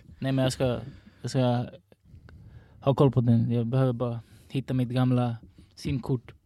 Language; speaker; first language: Swedish; early bilingual, other home language; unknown